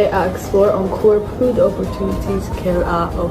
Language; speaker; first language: French; non-native, learner; English